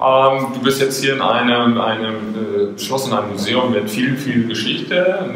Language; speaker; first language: German; native; German